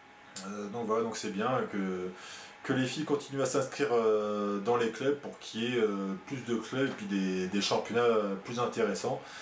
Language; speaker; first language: French; native; French